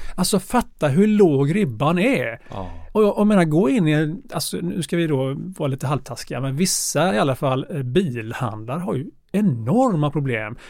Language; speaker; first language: Swedish; native; Swedish